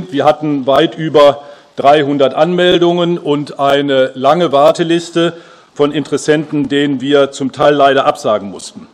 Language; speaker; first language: German; native; German